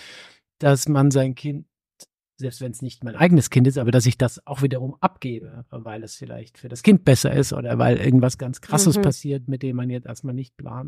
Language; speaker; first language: German; native; German